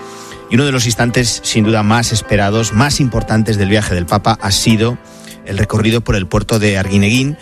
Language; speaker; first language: Spanish; native; Spanish